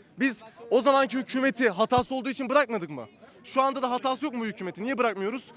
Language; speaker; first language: Turkish; native; Turkish